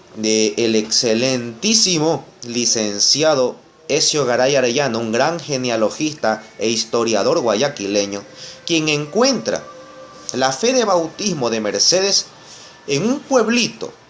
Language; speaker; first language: Spanish; native; Spanish